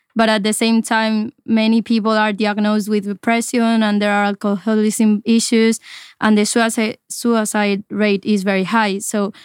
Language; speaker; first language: English; non-native, fluent; Spanish